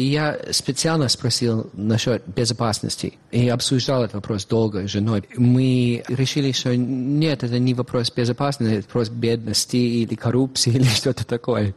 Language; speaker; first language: Russian; non-native, fluent; English